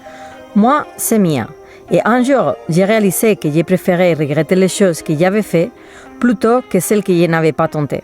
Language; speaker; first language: French; non-native, fluent; Spanish